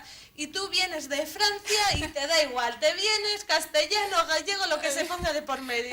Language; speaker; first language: Spanish; native; Spanish